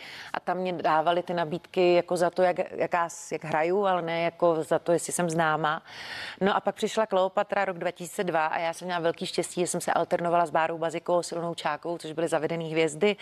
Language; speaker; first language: Czech; native; Czech